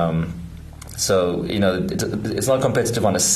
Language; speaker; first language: English; native; English